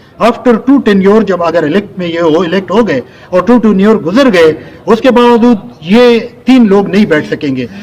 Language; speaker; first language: Urdu; non-native, local second language; Pashto